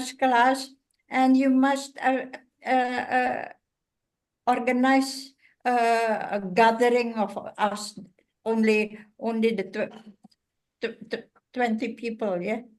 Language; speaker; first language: English; non-native, fluent; Indonesian